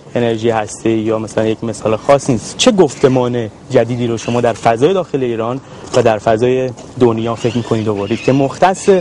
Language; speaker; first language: Persian; early bilingual, heritage; Persian